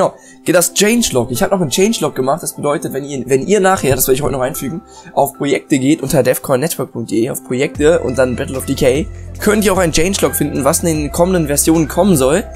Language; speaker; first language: German; native; German